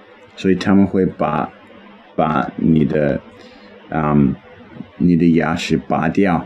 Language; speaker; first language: Chinese; non-native, learner; English